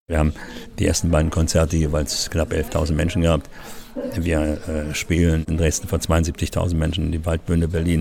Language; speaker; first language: German; native; German